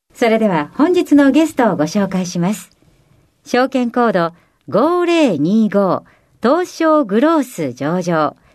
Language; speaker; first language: Japanese; native; Japanese